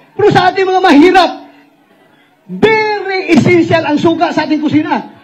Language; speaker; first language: Filipino; non-native, local second language; Cebuano